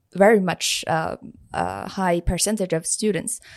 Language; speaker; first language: English; non-native, fluent; Persian